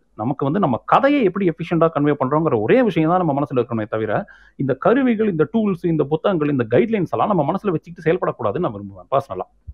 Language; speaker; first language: Tamil; native; Tamil